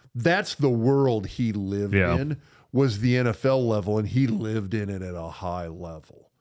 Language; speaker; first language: English; native; English